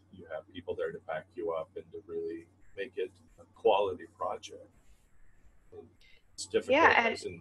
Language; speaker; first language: English; native; English